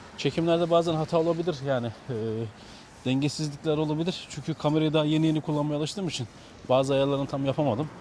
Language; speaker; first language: Turkish; native; Turkish